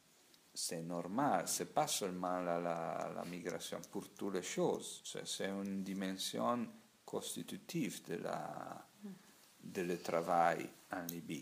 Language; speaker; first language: French; non-native, learner; Italian